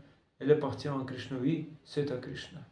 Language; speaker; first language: French; non-native, fluent; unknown